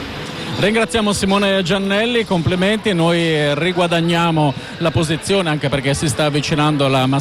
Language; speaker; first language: Italian; native; Italian